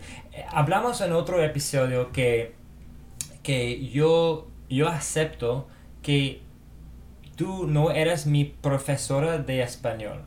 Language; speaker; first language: Spanish; non-native, fluent; English